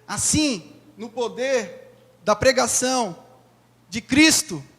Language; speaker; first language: Portuguese; native; Portuguese